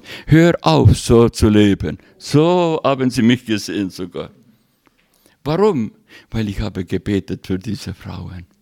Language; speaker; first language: German; non-native, learner; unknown